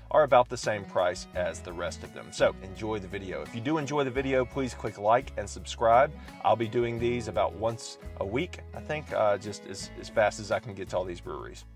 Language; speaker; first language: English; native; English